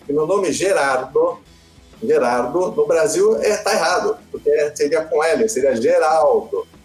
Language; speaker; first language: Portuguese; early bilingual, other home language; Italian